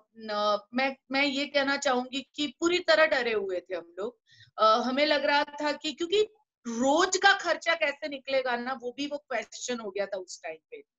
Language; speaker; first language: Hindi; non-native, local second language; Gujarati